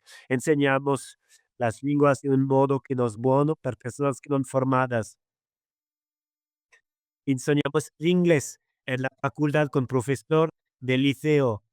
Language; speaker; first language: Spanish; non-native, fluent; Arabic